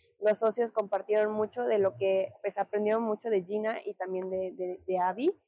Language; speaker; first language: Spanish; native; Spanish